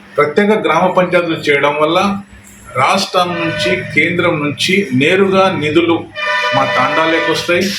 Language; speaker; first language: Telugu; non-native, local second language; Lambadi